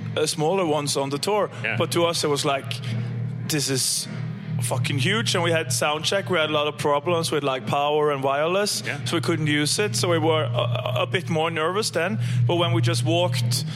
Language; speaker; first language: English; non-native, fluent; Norwegian